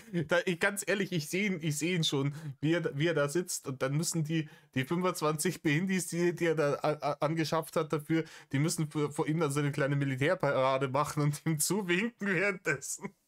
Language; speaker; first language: German; native; German